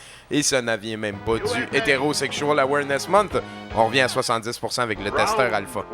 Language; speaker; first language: French; native; French